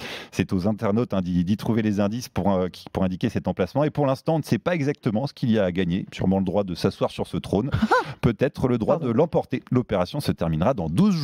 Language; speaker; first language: French; native; French